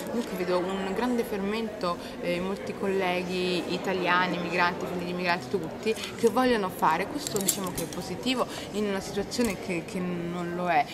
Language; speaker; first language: Italian; early bilingual, other home language; Somali